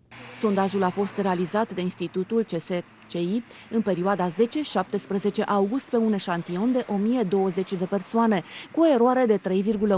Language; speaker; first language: Romanian; native; Romanian